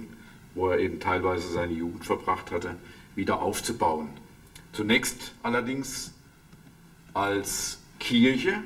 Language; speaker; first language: German; native; German